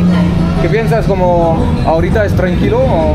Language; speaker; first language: Spanish; non-native, learner; French